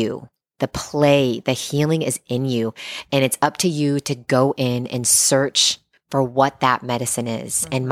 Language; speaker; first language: English; native; English